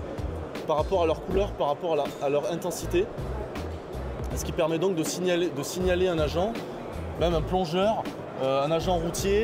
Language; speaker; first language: French; native; French